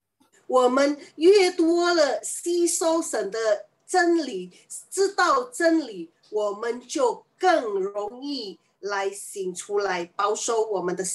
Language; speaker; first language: Chinese; early bilingual, heritage; Chinese